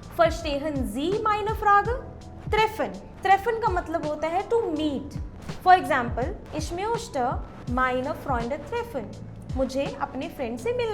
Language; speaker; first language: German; non-native, fluent; Hindi